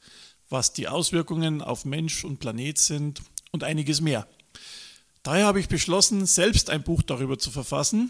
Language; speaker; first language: German; native; German